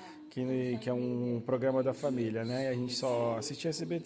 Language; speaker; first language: Portuguese; native; Portuguese